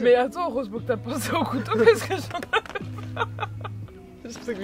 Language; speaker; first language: French; native; French